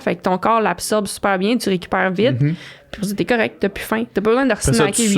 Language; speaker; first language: French; native; French